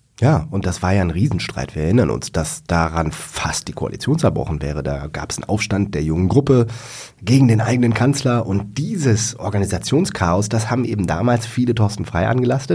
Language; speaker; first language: German; native; German